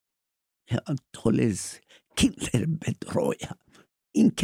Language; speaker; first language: German; non-native, learner; Spanish